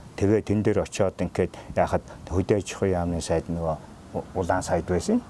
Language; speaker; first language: Mongolian; native; Mongolian